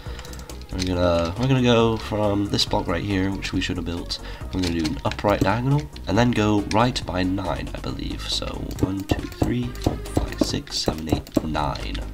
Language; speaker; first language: English; native; English